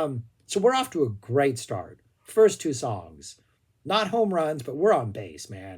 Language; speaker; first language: English; native; English